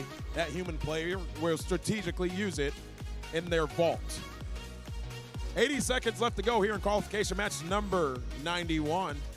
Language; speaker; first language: English; native; English